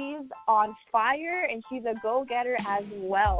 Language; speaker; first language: English; native; English